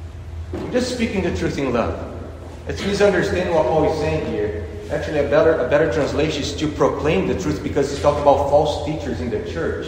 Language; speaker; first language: English; non-native, fluent; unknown